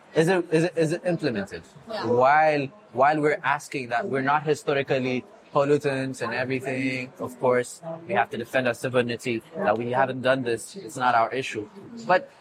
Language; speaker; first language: English; non-native, fluent; Amharic